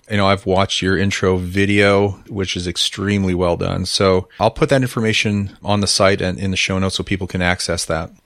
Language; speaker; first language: English; native; English